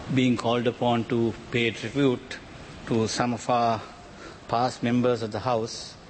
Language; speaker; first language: English; non-native, local second language; Tamil